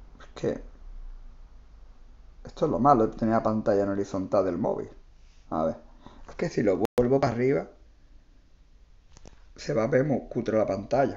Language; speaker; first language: Spanish; native; Spanish